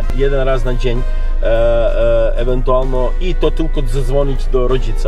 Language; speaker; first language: Polish; non-native, learner; Serbian